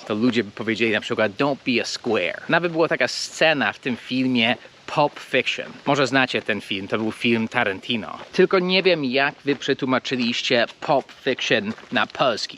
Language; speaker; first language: Polish; non-native, fluent; English